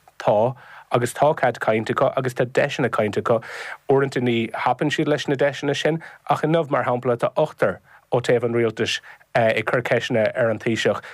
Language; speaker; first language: Irish; non-native, local second language; English